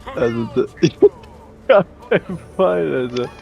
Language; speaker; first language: German; native; German